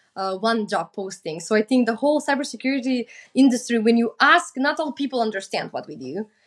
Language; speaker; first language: English; non-native, fluent; Macedonian